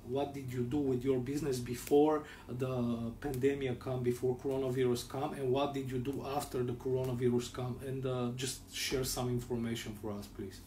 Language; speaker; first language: English; non-native, learner; Bulgarian